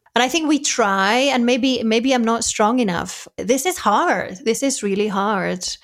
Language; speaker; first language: English; non-native, fluent; Spanish